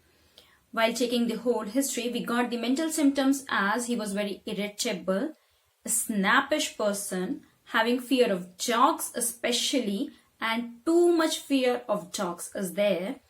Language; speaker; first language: English; non-native, local second language; Hindi